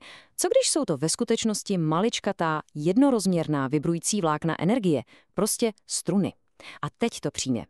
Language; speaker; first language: Czech; native; Czech